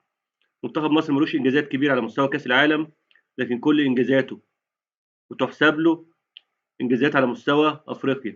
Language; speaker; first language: Arabic; native; Arabic